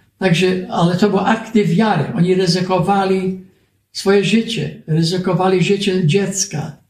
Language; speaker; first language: Polish; early bilingual, heritage; Polish